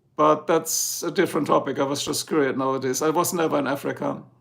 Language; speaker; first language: English; non-native, fluent; German